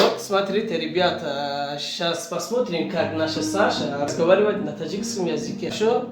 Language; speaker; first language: Russian; non-native, local second language; Tajik